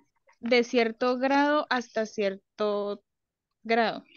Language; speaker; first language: Spanish; native; Spanish